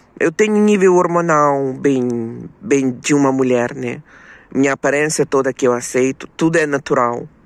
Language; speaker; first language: Portuguese; non-native, fluent; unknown